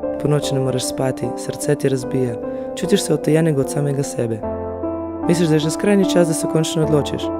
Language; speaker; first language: Slovenian; early bilingual, other home language; Russian